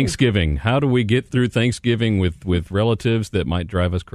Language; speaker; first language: English; native; English